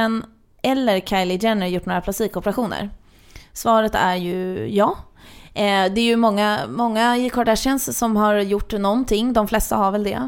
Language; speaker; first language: Swedish; native; Swedish